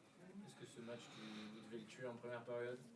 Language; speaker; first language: French; native; French